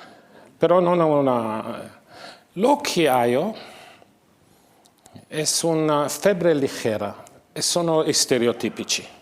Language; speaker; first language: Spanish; non-native, fluent; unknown